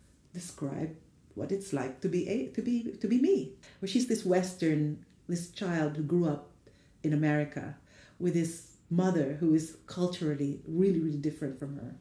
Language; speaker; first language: English; non-native, local second language; Filipino